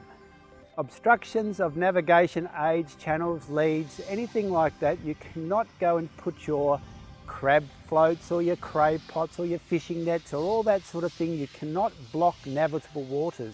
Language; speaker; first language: English; native; English